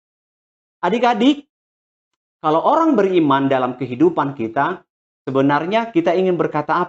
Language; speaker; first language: Indonesian; native; Indonesian